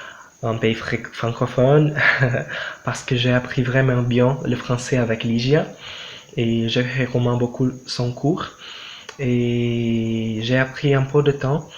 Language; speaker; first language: French; non-native, learner; Portuguese